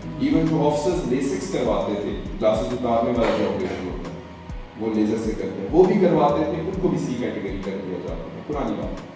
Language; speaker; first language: Urdu; non-native, local second language; Pahari-Potwari